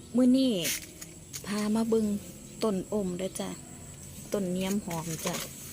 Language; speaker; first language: Thai; native; Thai